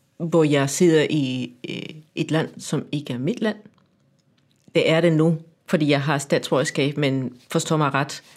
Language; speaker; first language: Danish; non-native, fluent; Spanish